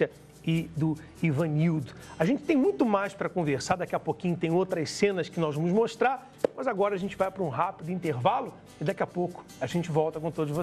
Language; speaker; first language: Portuguese; native; Portuguese